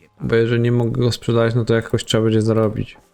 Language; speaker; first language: Polish; native; Polish